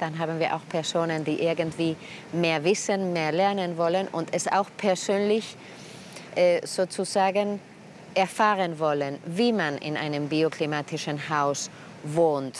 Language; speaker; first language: German; non-native, fluent; Spanish